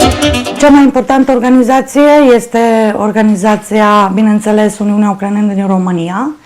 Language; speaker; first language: Romanian; non-native, local second language; Ukrainian